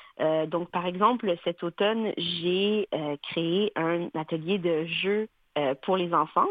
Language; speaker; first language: French; native; French